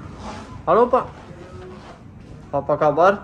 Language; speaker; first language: Indonesian; non-native, fluent; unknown